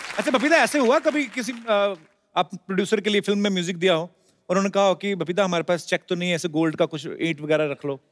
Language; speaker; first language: Hindi; non-native, local second language; Punjabi